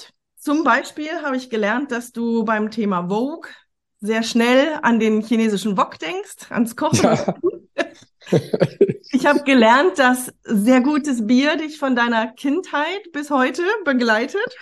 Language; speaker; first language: German; native; German